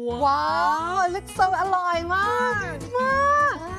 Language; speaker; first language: Thai; non-native, fluent; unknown